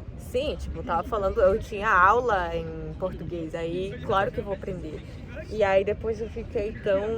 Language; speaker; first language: Portuguese; non-native, fluent; Spanish